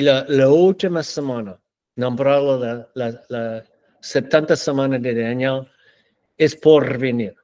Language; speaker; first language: Spanish; non-native, learner; English